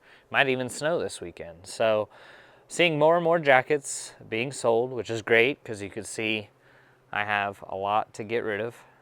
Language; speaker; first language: English; native; English